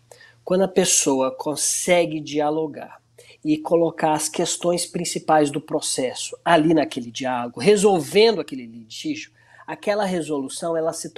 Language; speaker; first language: Portuguese; native; Portuguese